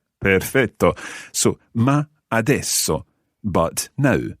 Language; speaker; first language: Italian; non-native, fluent; English